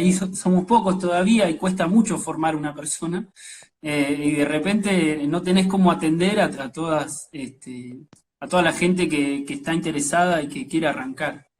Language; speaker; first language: Spanish; native; Spanish